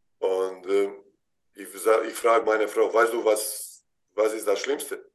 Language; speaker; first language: German; non-native, fluent; Bosnian